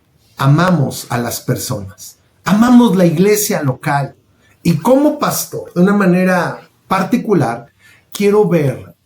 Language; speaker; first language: Spanish; native; Spanish